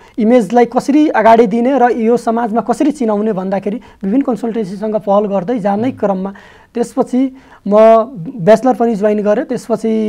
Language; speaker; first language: Nepali; non-native, local second language; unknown